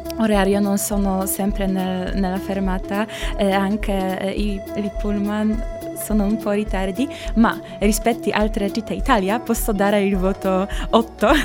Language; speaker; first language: Italian; non-native, learner; Polish